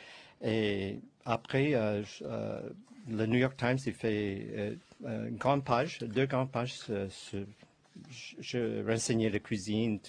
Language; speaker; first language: French; non-native, learner; Chinese